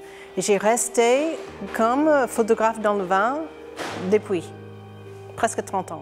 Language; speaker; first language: French; non-native, fluent; English